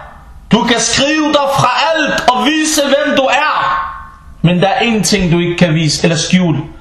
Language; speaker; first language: Danish; non-native, fluent; Arabic